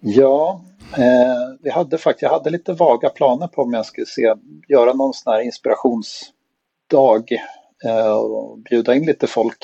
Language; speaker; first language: Swedish; native; Swedish